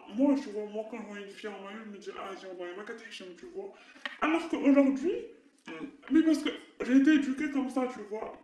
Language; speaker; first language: French; non-native, local second language; Arabic